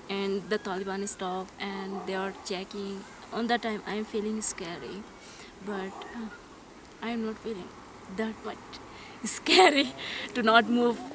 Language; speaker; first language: English; non-native, learner; Persian